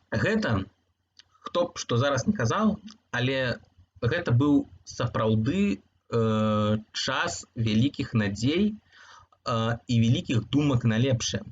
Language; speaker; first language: Belarusian; native; Belarusian